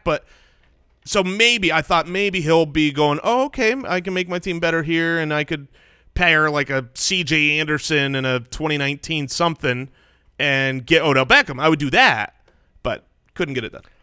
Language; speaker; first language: English; native; English